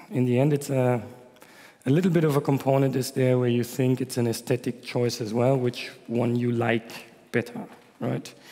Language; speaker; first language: English; non-native, fluent; German